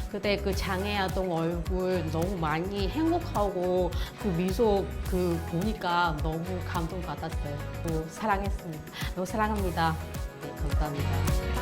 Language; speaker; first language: Korean; non-native, learner; Vietnamese